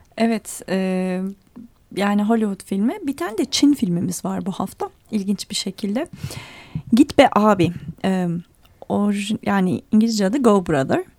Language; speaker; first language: Turkish; native; Turkish